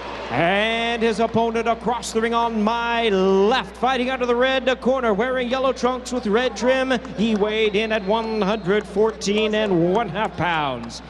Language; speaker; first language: English; early bilingual, other home language; Spanish